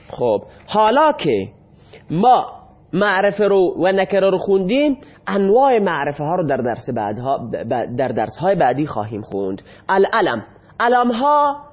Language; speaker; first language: Persian; non-native, local second language; Baluchi